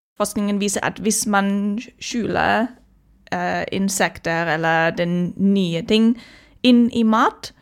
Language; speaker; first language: Norwegian; non-native, fluent; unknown